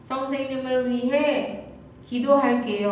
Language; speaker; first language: Korean; non-native, fluent; Indonesian